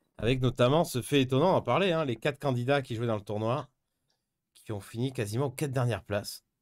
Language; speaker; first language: French; native; French